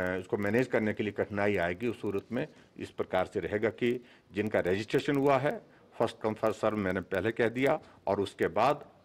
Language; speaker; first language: Hindi; native; Hindi